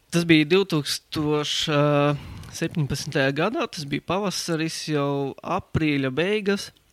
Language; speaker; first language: Latvian; native; Latvian